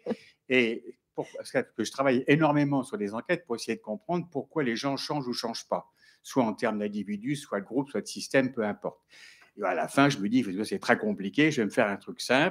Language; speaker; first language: French; native; French